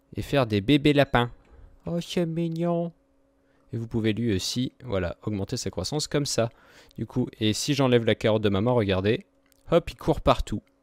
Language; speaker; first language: French; native; French